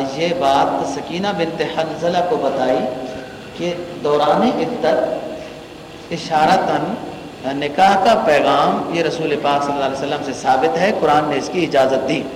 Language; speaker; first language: Urdu; native; Urdu